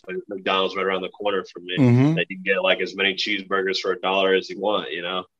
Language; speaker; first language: English; early bilingual, other home language; Spanish